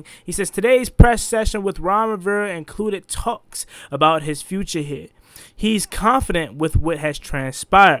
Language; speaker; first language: English; native; English